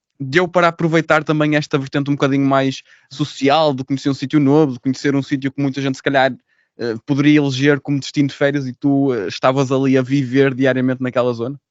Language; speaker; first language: Portuguese; native; Portuguese